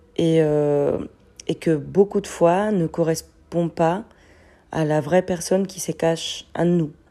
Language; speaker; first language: French; non-native, fluent; Spanish